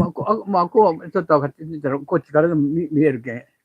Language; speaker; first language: Japanese; native; Japanese